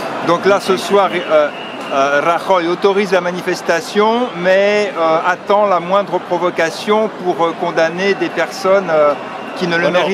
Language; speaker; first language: French; native; French